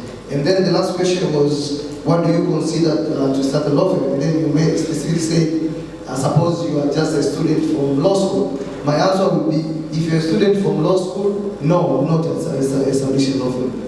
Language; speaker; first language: English; non-native, local second language; Swahili